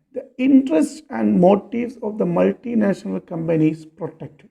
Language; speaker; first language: English; non-native, local second language; Malayalam